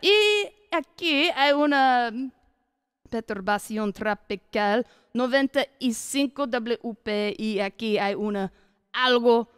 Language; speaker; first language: Spanish; non-native, learner; English